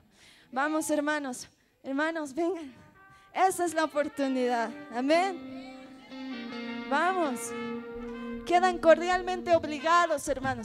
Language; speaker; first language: Spanish; native; Spanish